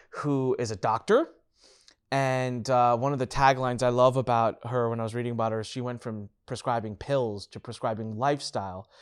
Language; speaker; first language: English; early bilingual, other home language; Hindi